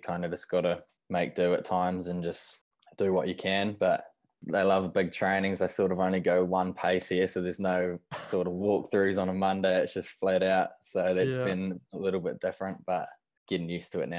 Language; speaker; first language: English; native; English